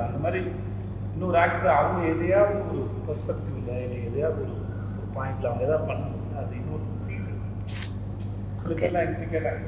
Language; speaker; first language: Tamil; native; Tamil